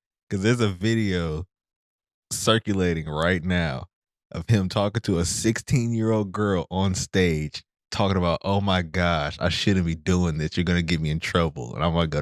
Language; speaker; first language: English; native; English